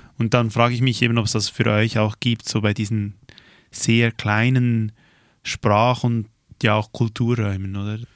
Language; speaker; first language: German; native; German